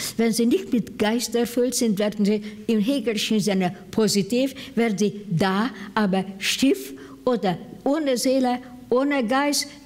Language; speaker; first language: German; non-native, fluent; Hungarian